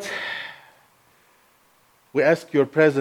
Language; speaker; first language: English; non-native, fluent; Arabic